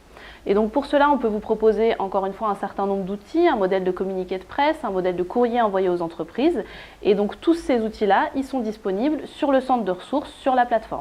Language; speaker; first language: French; native; French